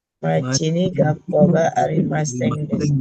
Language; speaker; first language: Japanese; non-native, learner; Indonesian